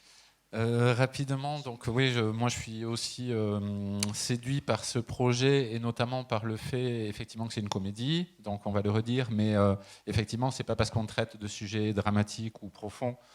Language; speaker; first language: French; native; French